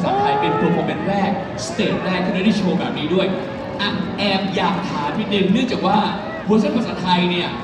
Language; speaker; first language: Thai; native; Thai